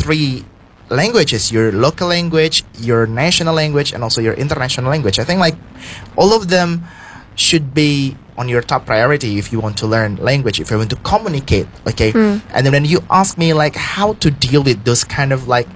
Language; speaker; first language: English; non-native, fluent; Indonesian